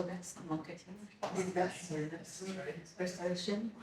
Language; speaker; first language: English; non-native, learner; French